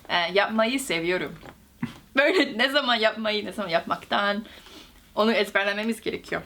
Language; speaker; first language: Turkish; non-native, fluent; Korean